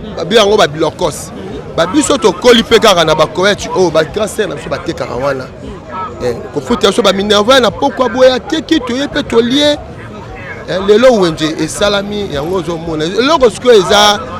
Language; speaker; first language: Lingala; native; Lingala